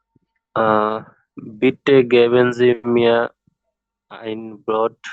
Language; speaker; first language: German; non-native, learner; Bangla